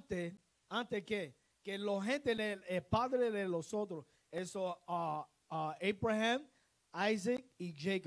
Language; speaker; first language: Spanish; non-native, learner; English